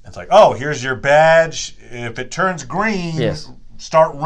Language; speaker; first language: English; native; English